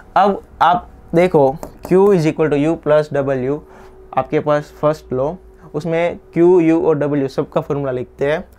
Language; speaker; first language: Hindi; non-native, local second language; Gujarati